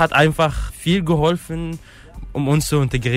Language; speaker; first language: German; non-native, fluent; Arabic